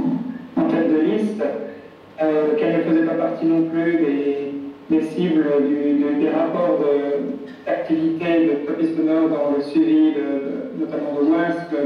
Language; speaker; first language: French; native; French